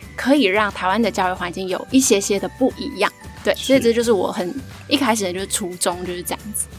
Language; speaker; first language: Chinese; native; Chinese